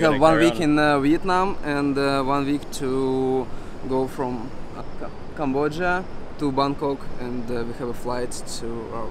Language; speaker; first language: English; non-native, fluent; Russian